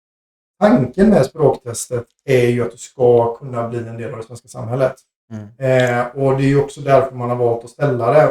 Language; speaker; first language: Swedish; native; Swedish